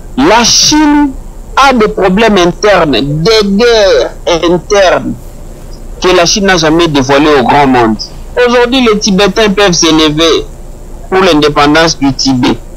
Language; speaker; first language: French; non-native, local second language; Luba-Lulua